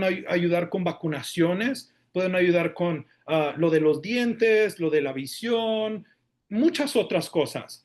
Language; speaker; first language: Spanish; early bilingual, heritage; Spanish